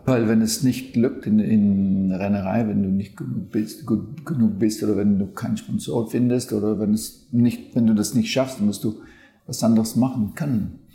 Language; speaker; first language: German; non-native, fluent; French